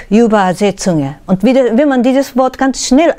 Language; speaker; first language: German; non-native, fluent; Japanese